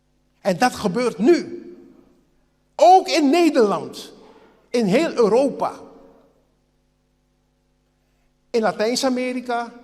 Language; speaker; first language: Dutch; non-native, local second language; Papiamento